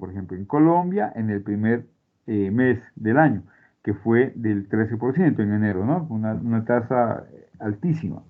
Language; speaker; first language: Spanish; native; Spanish